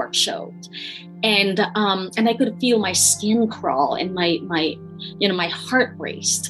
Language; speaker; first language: English; early bilingual, other home language; Khmer